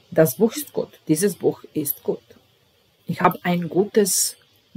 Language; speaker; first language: German; non-native, fluent; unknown